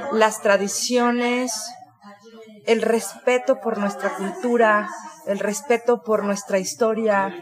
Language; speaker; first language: Spanish; native; Spanish